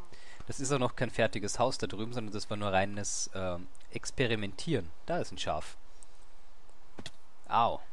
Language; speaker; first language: German; native; German